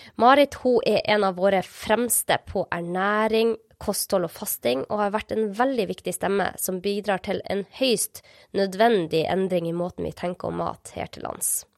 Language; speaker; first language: Norwegian; native; Norwegian